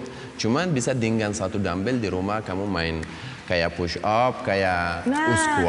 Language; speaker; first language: Indonesian; non-native, learner; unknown